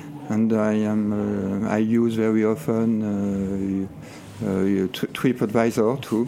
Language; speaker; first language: English; non-native, fluent; French